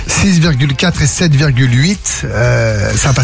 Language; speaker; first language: French; native; French